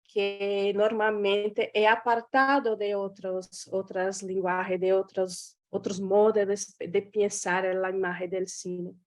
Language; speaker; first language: Spanish; non-native, learner; Portuguese